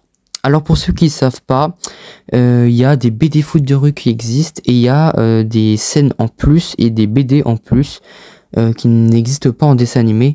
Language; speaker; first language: French; native; French